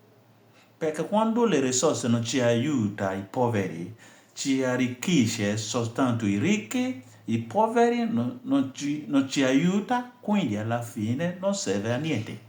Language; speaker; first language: Italian; non-native, fluent; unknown